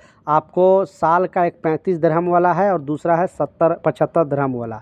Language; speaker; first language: Hindi; native; Hindi